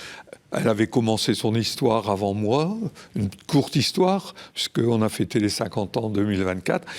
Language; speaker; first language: French; native; French